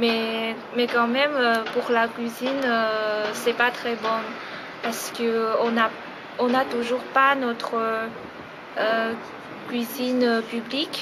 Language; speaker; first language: French; non-native, fluent; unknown